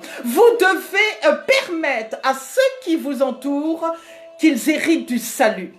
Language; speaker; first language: French; native; French